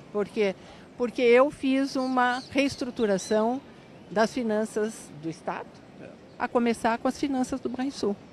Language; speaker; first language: Portuguese; native; Portuguese